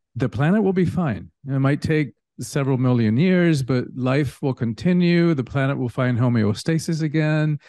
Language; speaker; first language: English; early bilingual, other home language; Spanish